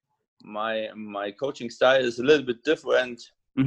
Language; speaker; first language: English; non-native, learner; German